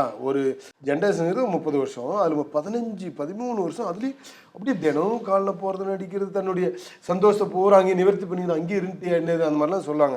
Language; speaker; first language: Tamil; native; Tamil